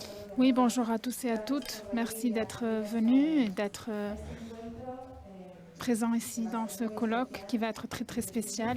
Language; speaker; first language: French; non-native, fluent; Spanish